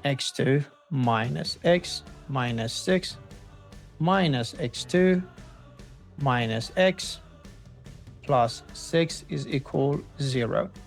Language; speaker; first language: English; non-native, fluent; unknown